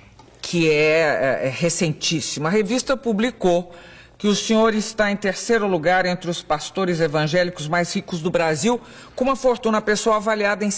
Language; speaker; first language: Portuguese; native; Portuguese